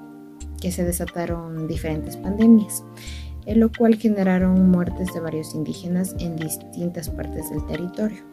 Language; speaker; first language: Spanish; native; Spanish